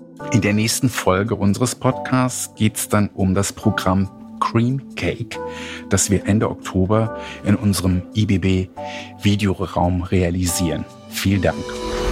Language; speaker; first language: German; native; German